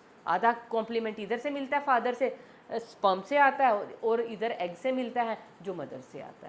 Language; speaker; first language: Hindi; native; Hindi